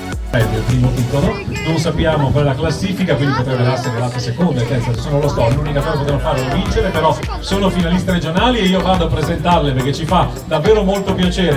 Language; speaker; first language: Italian; native; Italian